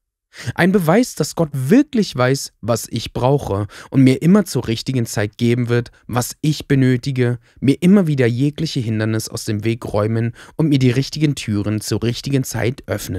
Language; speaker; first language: German; native; German